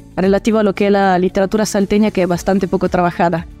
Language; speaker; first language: Spanish; early bilingual, heritage; Italian